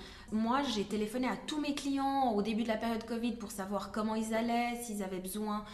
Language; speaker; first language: French; native; French